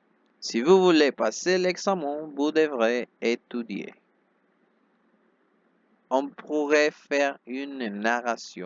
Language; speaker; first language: French; non-native, fluent; Spanish